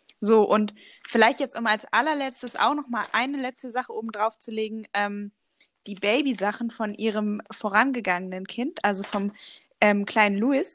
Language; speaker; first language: German; native; German